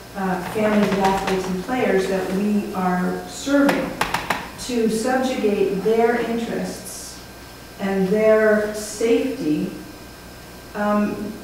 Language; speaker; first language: English; native; English